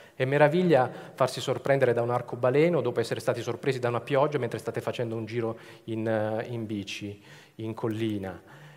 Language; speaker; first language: Italian; native; Italian